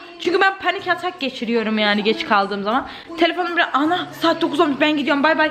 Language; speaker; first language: Turkish; native; Turkish